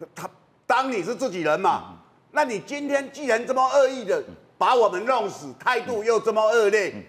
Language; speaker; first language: Chinese; native; Chinese